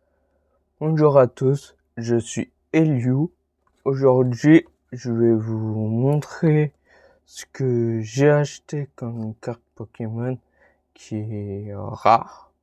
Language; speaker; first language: French; native; French